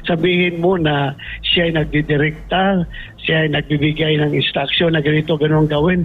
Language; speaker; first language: Filipino; native; Filipino